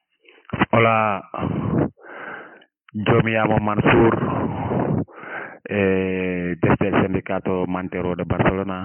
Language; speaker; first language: Spanish; non-native, fluent; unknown